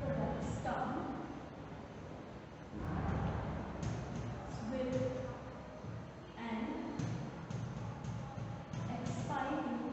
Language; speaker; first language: English; non-native, local second language; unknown